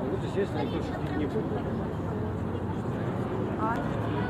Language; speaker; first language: Russian; native; Russian